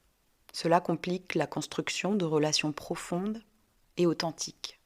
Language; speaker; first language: French; native; French